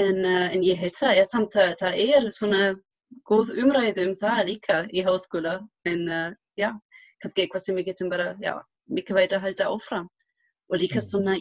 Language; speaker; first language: Icelandic; non-native, learner; German